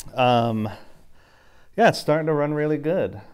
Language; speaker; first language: English; native; English